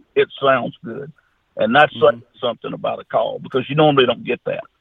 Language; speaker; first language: English; native; English